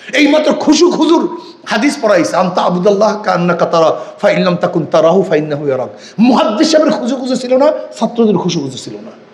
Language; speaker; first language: Bangla; native; Bangla